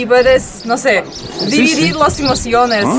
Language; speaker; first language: Spanish; non-native, learner; Russian